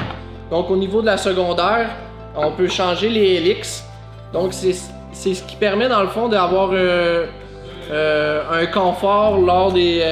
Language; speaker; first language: French; native; French